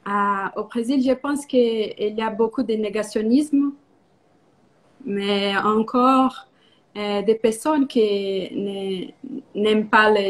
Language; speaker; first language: French; non-native, learner; Portuguese